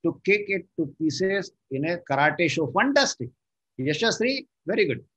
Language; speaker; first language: English; non-native, local second language; Marathi